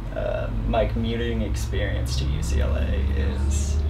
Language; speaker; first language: English; native; English